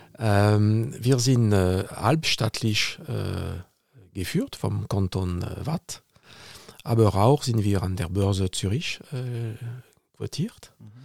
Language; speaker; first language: German; non-native, fluent; French